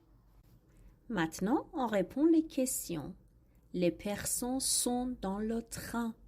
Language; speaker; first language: French; non-native, fluent; Persian